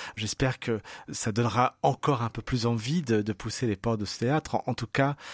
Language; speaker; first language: French; native; French